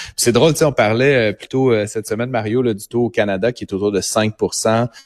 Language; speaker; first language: French; native; French